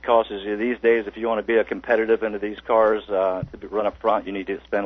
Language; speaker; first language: English; native; English